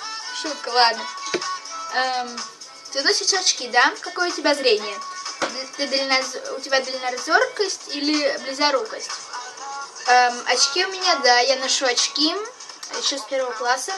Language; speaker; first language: Russian; native; Russian